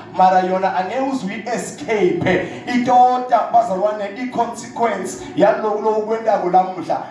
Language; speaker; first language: Zulu; non-native, local second language; Swati